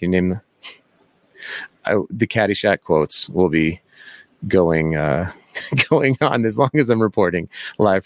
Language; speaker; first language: English; native; English